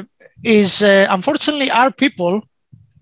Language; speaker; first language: English; non-native, fluent; Greek